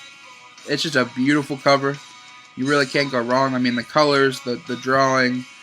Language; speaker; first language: English; native; English